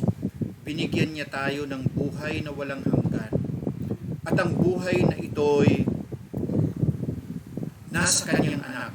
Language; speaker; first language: Filipino; native; Filipino